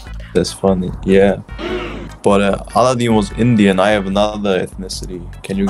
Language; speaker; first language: English; non-native, fluent; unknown